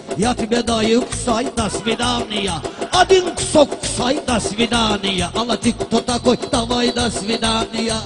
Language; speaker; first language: Russian; non-native, learner; Talysh